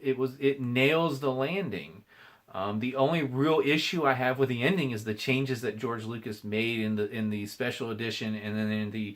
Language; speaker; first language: English; native; English